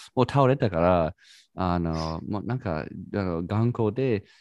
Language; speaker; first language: Japanese; non-native, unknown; English